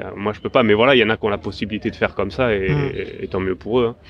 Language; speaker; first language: French; native; French